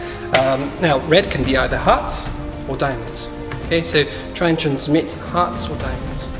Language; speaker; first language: English; non-native, fluent; German